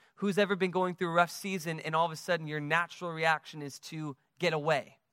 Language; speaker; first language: English; native; English